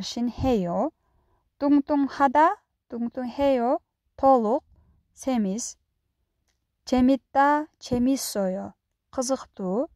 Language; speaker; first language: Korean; non-native, fluent; Kyrgyz